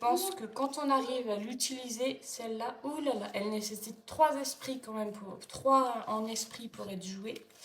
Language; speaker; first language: French; native; French